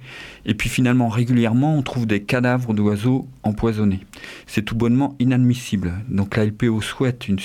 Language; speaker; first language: French; native; French